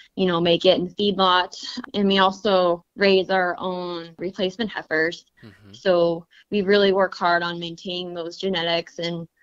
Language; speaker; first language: English; native; English